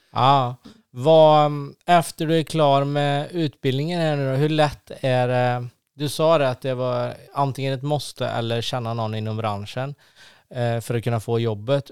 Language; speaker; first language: Swedish; native; Swedish